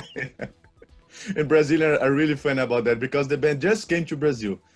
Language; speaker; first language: English; non-native, learner; Portuguese